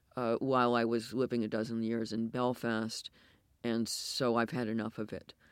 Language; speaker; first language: English; native; English